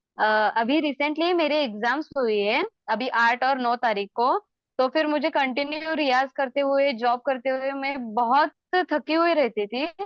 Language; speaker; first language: Hindi; non-native, local second language; Marathi